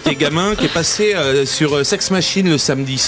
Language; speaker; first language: French; native; French